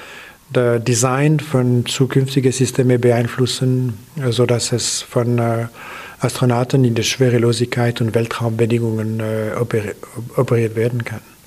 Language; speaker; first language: German; non-native, local second language; French